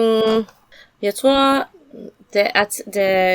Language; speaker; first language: Danish; non-native, learner; English